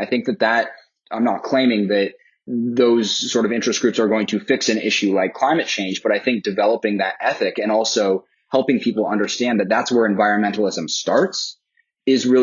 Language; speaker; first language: English; native; English